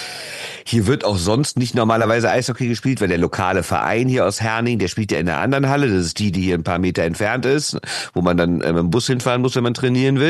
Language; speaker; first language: German; native; German